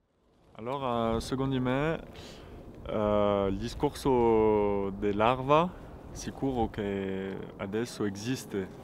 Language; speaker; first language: Italian; non-native, fluent; French